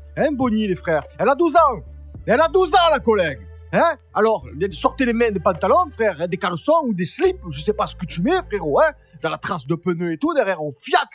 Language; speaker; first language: French; native; French